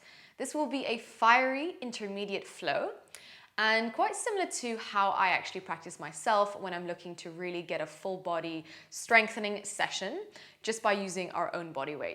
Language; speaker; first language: English; native; English